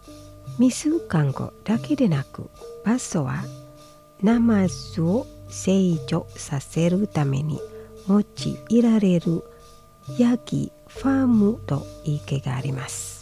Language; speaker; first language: Japanese; non-native, fluent; Indonesian